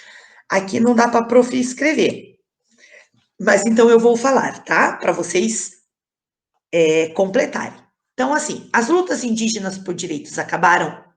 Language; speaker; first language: Portuguese; native; Portuguese